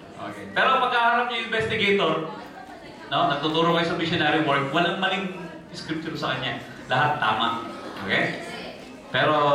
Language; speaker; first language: Filipino; native; Filipino